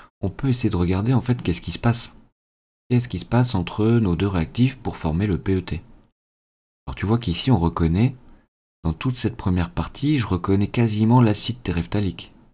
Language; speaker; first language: French; native; French